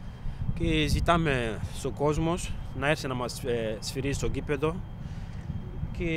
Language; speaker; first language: Greek; non-native, learner; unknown